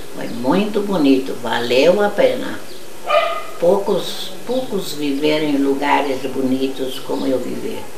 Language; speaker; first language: Portuguese; early bilingual, other home language; German